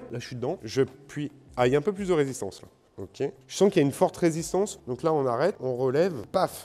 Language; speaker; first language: French; native; French